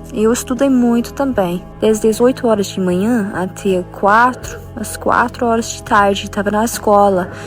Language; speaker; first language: Portuguese; non-native, fluent; English